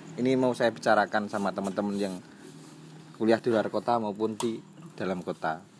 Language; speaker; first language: Indonesian; non-native, local second language; Javanese